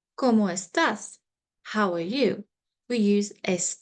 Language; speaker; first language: Spanish; non-native, fluent; English